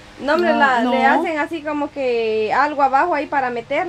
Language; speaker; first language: Spanish; native; Spanish